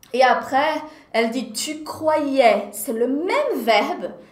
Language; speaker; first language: French; non-native, fluent; Portuguese